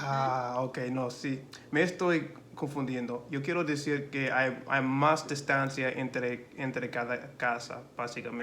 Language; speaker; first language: Spanish; non-native, learner; English